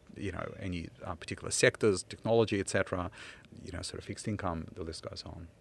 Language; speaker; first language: English; non-native, fluent; Ukrainian